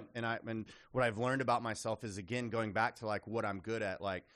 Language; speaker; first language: English; native; English